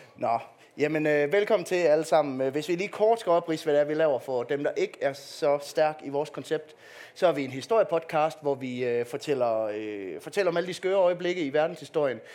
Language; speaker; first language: Danish; native; Danish